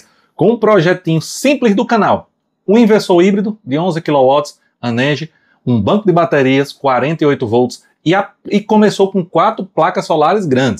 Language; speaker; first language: Portuguese; native; Portuguese